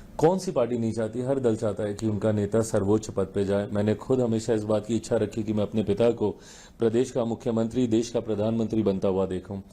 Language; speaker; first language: Hindi; native; Hindi